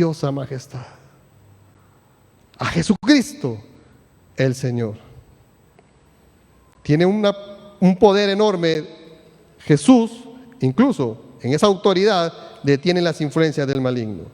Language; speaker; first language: Spanish; native; Spanish